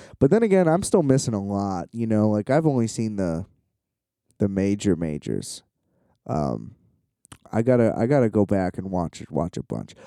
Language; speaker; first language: English; native; English